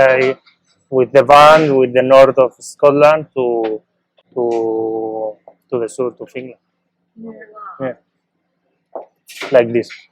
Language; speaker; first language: English; non-native, learner; Spanish